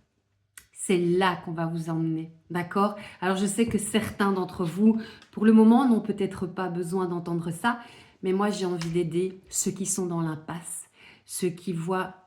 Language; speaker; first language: French; native; French